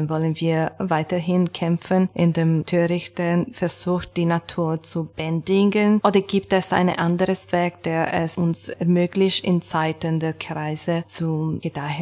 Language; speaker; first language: German; non-native, learner; Italian